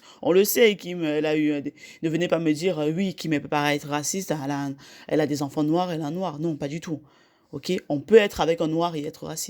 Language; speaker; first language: French; native; French